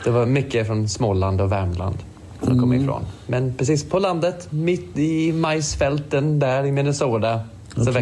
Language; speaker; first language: Swedish; non-native, fluent; English